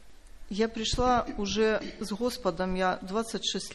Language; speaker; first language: Polish; non-native, learner; Russian